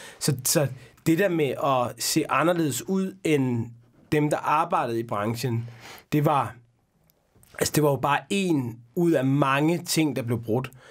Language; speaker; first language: Danish; early bilingual, other home language; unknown